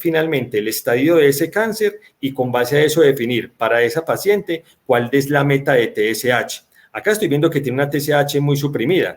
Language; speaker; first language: Spanish; native; Spanish